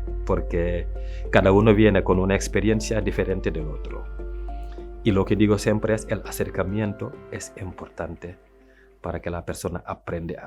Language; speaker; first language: Spanish; non-native, local second language; French